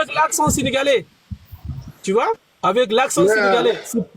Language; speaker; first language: French; non-native, fluent; Arabic